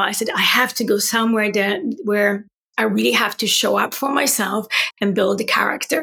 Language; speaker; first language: English; non-native, fluent; Polish